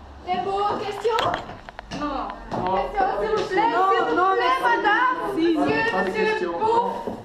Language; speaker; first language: French; non-native, learner; Dutch